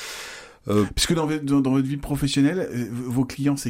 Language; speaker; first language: French; native; French